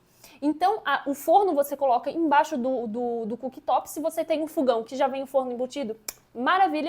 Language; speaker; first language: Portuguese; native; Portuguese